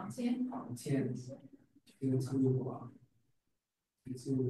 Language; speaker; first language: Chinese; non-native, learner; Vietnamese